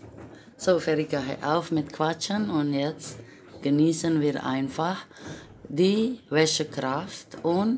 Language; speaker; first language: German; non-native, fluent; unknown